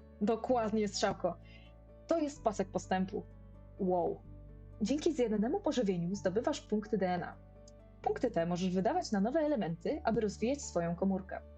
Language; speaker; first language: Polish; native; Polish